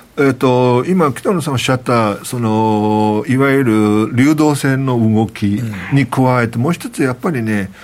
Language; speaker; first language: Japanese; non-native, fluent; Chinese